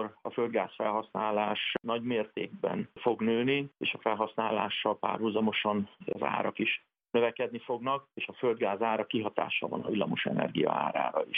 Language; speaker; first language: Hungarian; native; Hungarian